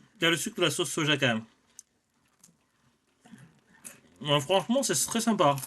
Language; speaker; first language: French; native; French